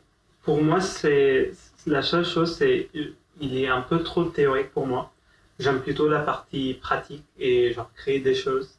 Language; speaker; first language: French; non-native, fluent; Arabic